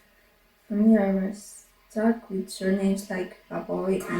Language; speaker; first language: English; non-native, fluent; Arabic